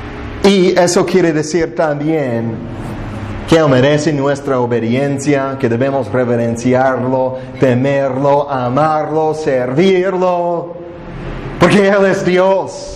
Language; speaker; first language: Spanish; non-native, fluent; English